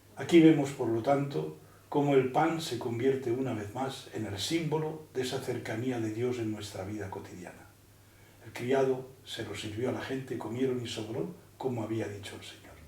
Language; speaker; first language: Spanish; native; Spanish